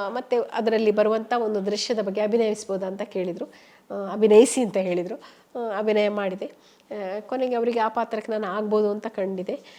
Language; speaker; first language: Kannada; non-native, local second language; Tulu